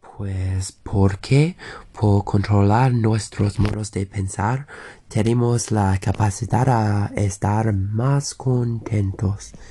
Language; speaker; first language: Spanish; non-native, learner; English